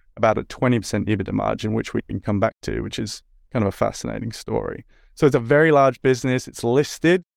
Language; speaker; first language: English; native; English